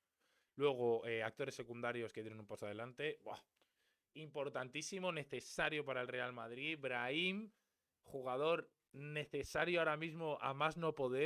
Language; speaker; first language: Spanish; native; Spanish